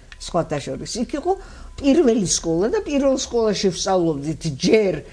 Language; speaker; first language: Georgian; native; Georgian